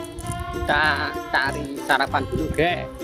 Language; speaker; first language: Indonesian; non-native, local second language; Javanese